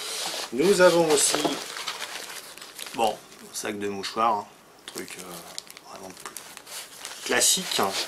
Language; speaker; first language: French; native; French